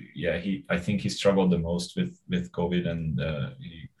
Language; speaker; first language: English; non-native, fluent; Hungarian